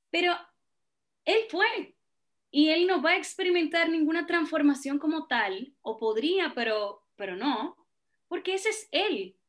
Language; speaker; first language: Spanish; native; Spanish